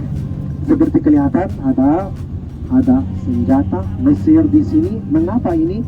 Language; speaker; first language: Indonesian; non-native, fluent; Arabic